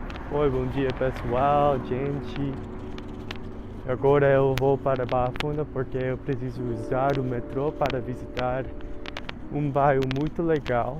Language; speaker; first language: Portuguese; non-native, learner; English